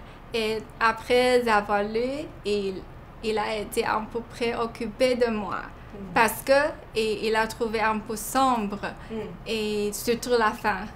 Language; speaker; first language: French; non-native, fluent; Chinese